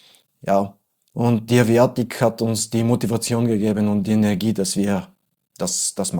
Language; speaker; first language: German; non-native, fluent; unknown